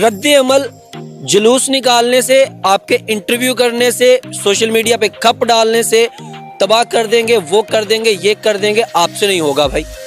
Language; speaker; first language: Urdu; non-native, local second language; Punjabi